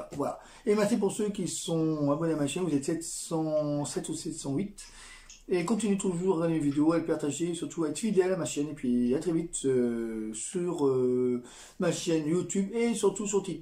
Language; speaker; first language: French; native; French